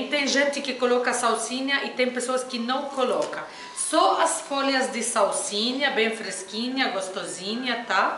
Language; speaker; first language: Portuguese; non-native, fluent; Arabic